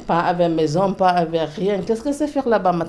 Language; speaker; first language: French; non-native, learner; Somali